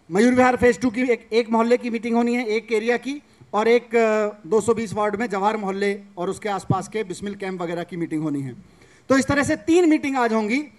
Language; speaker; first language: Hindi; native; Hindi